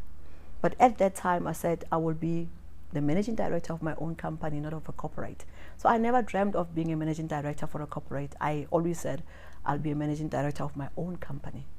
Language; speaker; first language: English; non-native, local second language; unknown